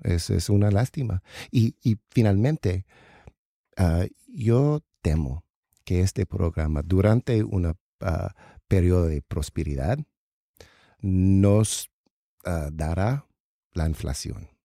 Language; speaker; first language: Spanish; non-native, learner; English